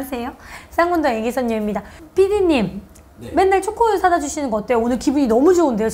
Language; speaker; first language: Korean; native; Korean